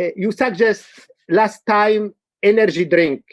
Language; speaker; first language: English; non-native, learner; Arabic